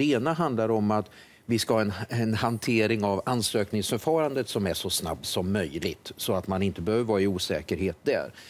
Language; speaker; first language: Swedish; native; Swedish